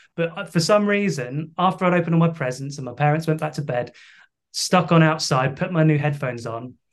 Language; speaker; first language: English; native; English